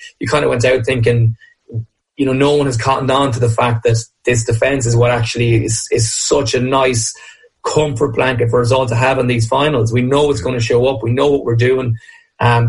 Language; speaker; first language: English; native; English